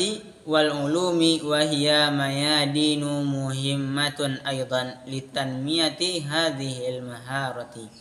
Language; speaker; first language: Arabic; non-native, learner; Indonesian